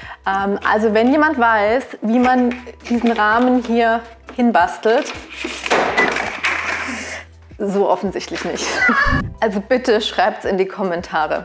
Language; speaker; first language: German; native; German